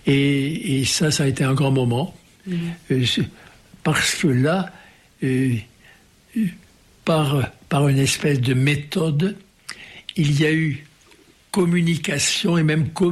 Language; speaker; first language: French; native; French